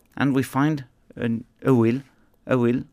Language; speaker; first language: English; non-native, learner; French